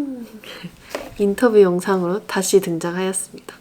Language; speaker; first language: Korean; native; Korean